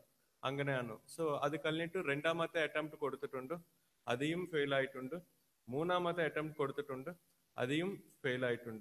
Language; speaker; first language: Malayalam; non-native, learner; Telugu